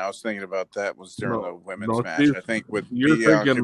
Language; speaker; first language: English; native; English